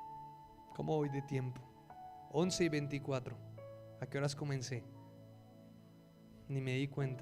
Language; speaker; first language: Spanish; native; Spanish